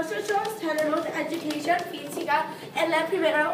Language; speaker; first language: Spanish; non-native, learner; English